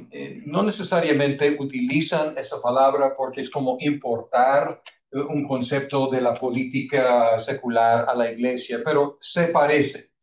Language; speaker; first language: Spanish; non-native, fluent; English